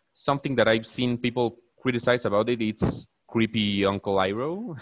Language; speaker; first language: English; non-native, fluent; Spanish